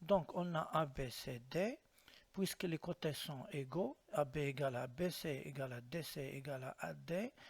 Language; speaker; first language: French; non-native, local second language; Arabic